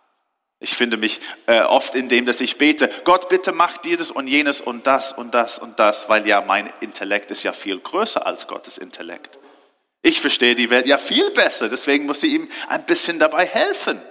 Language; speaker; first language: German; non-native, fluent; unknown